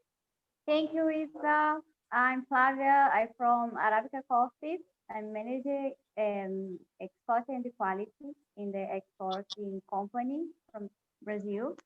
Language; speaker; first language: English; non-native, learner; Portuguese